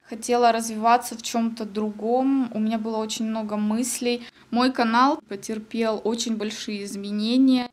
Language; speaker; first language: Russian; native; Russian